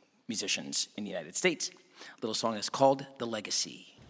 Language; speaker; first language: English; native; English